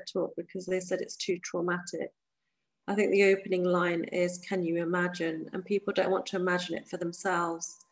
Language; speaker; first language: English; native; English